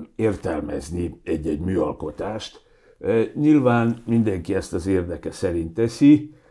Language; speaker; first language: Hungarian; native; Hungarian